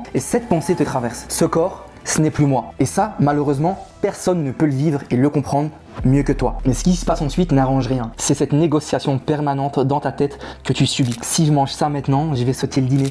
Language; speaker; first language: French; native; French